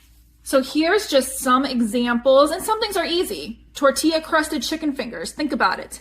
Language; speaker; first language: English; native; English